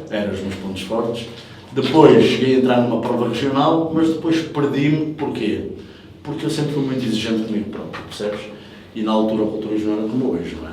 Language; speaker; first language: Portuguese; early bilingual, heritage; English